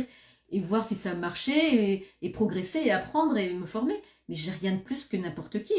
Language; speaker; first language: French; native; French